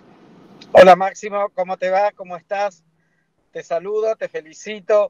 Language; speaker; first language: Spanish; native; Spanish